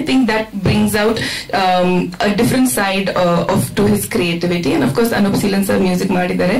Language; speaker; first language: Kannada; non-native, fluent; Malayalam